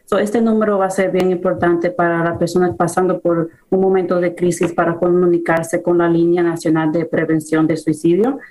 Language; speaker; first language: Spanish; early bilingual, heritage; Spanish